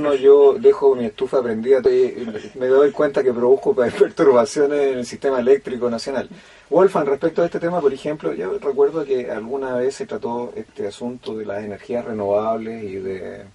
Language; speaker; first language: Spanish; native; Spanish